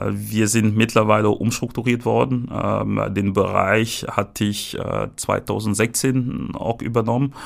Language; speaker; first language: German; non-native, fluent; French